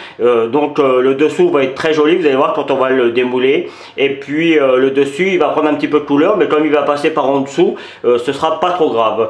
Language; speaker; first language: French; native; French